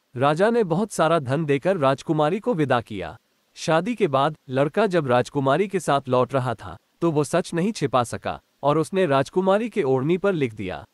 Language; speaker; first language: Hindi; non-native, local second language; Gujarati